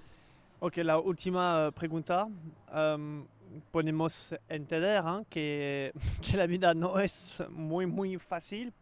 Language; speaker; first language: Spanish; non-native, learner; French